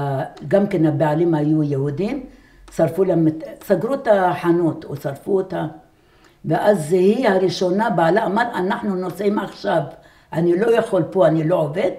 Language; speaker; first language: Hebrew; non-native, fluent; Arabic